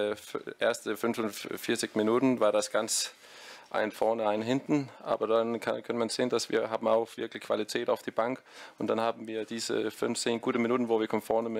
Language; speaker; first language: German; non-native, fluent; Danish